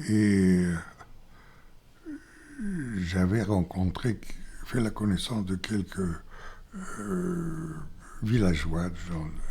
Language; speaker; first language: French; non-native, fluent; Bulgarian